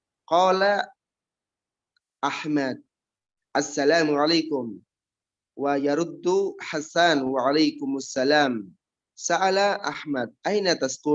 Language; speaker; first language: Arabic; non-native, fluent; Indonesian